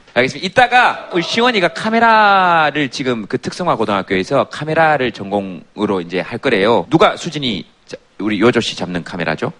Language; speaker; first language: Korean; native; Korean